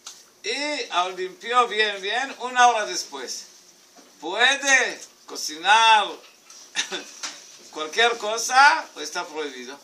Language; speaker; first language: Spanish; non-native, fluent; Hebrew